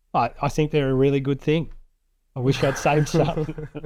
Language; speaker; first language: English; native; English